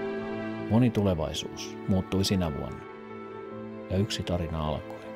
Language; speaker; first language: Finnish; native; Finnish